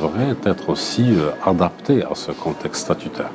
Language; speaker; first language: French; non-native, local second language; Arabic